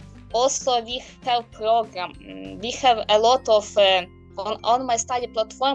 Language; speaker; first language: English; non-native, learner; Ukrainian